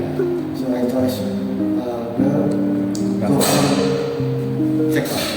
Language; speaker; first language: English; non-native, learner; Indonesian